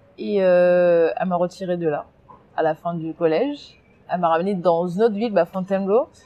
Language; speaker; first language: French; early bilingual, other home language; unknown